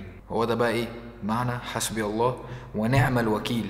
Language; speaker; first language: Arabic; native; Arabic